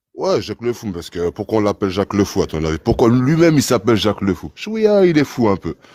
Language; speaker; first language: French; early bilingual, other home language; Arabic